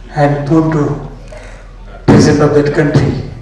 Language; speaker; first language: English; non-native, local second language; Marathi